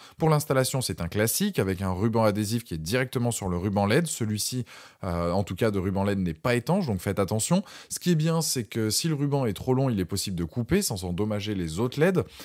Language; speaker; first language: French; native; French